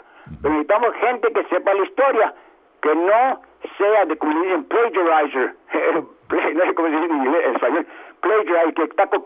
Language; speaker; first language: Spanish; early bilingual, heritage; Spanish